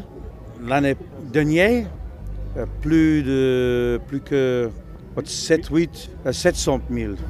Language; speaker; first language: French; non-native, learner; English